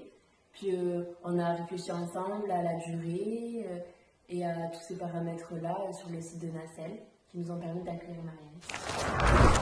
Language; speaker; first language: French; native; French